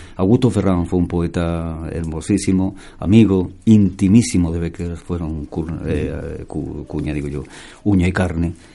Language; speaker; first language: Spanish; native; Spanish